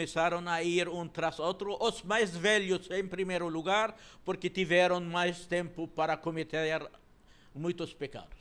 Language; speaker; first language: Portuguese; non-native, fluent; Arabic